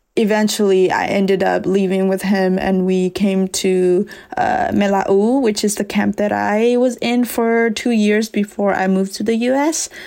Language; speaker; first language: English; early bilingual, other home language; S'gaw Karen